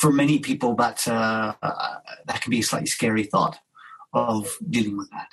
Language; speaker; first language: English; native; English